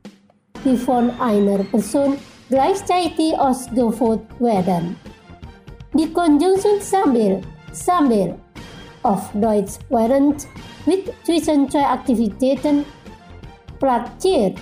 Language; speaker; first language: German; non-native, fluent; Indonesian